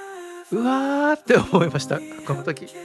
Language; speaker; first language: Japanese; native; Japanese